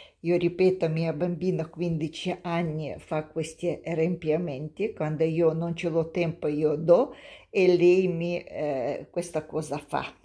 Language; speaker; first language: Italian; non-native, learner; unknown